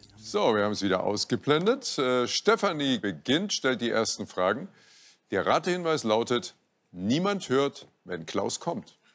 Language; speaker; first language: German; native; German